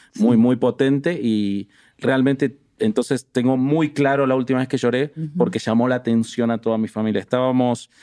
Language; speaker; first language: Spanish; native; Spanish